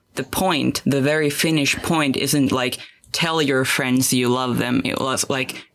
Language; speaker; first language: English; non-native, fluent; Finnish